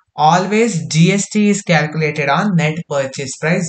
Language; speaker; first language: English; non-native, local second language; Kannada